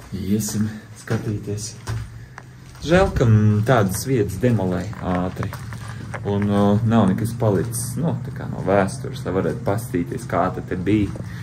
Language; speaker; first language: Latvian; non-native, local second language; Russian